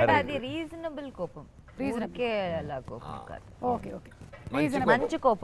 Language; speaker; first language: Telugu; non-native, learner; Tamil